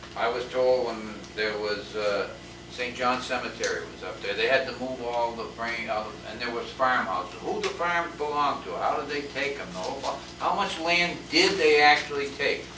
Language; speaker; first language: English; native; English